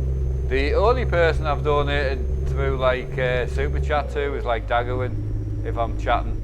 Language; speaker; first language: English; native; English